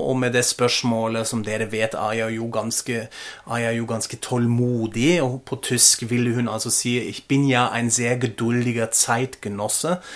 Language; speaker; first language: Norwegian; non-native, fluent; German